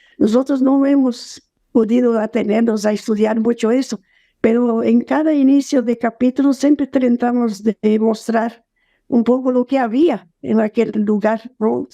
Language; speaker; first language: Spanish; non-native, fluent; Portuguese